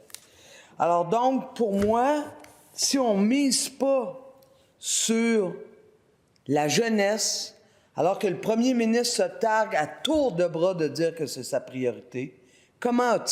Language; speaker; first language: French; native; French